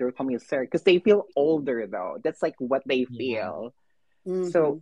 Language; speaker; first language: English; non-native, local second language; Filipino